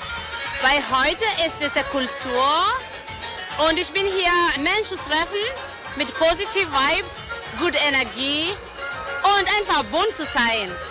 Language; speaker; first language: German; non-native, learner; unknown